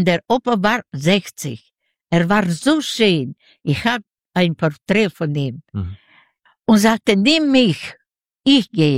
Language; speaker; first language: German; non-native, learner; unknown